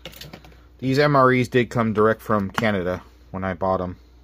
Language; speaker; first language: English; native; English